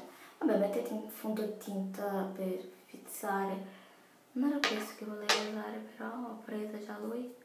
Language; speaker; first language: Italian; non-native, fluent; Portuguese